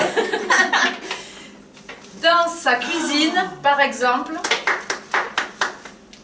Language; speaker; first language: French; native; French